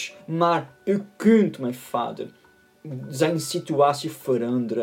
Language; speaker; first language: Dutch; non-native, fluent; Portuguese